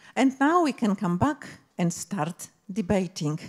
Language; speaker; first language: English; non-native, fluent; Polish